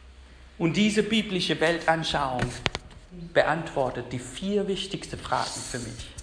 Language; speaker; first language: German; non-native, fluent; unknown